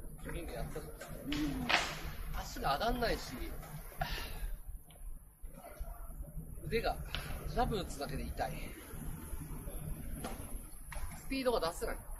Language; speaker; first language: Japanese; native; Japanese